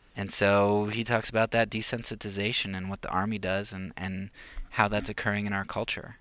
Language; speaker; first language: English; native; English